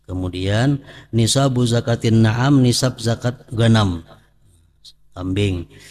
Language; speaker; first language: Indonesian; non-native, local second language; Banjar